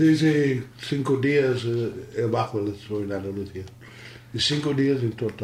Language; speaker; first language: Spanish; non-native, learner; English